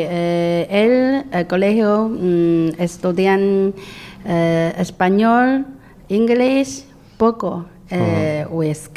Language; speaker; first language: Spanish; non-native, learner; Chinese